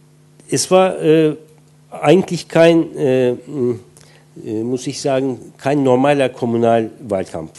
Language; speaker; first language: German; non-native, fluent; Turkish